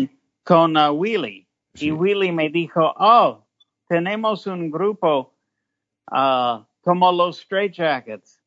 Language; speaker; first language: Spanish; non-native, fluent; English